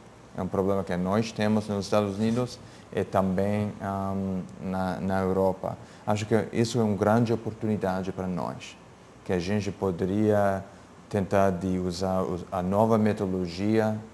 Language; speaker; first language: Portuguese; non-native, fluent; English